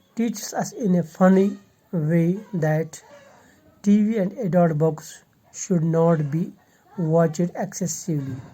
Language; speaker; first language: English; non-native, local second language; Urdu